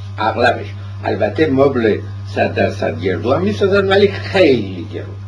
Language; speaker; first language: Persian; early bilingual, other home language; French